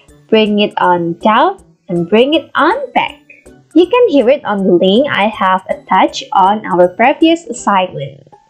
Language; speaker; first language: English; non-native, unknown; Indonesian